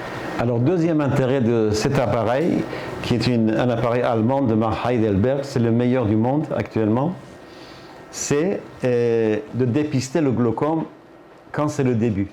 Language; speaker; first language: French; non-native, fluent; Persian